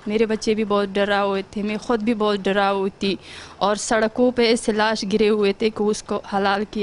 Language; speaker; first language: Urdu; non-native, learner; Pashto